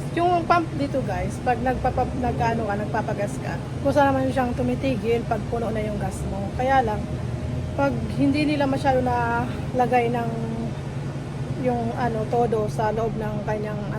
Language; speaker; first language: Filipino; non-native, local second language; Bikol